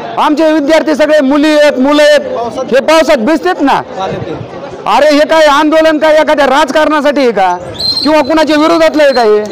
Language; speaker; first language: Marathi; native; Marathi